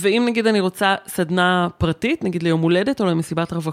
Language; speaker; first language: Hebrew; native; Hebrew